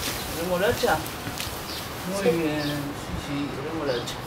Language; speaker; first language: Spanish; native; Spanish